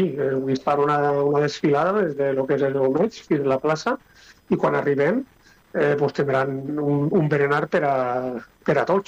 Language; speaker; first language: Catalan; native; Catalan